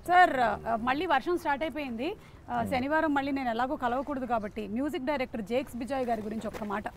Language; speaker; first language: Telugu; native; Telugu